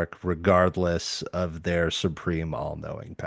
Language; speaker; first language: English; native; English